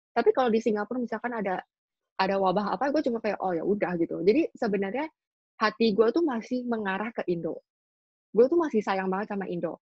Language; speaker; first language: Indonesian; non-native, local second language; Hakka Chinese